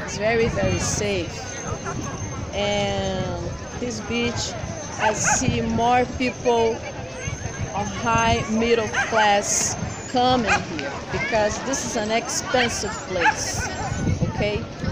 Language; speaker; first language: English; non-native, learner; Portuguese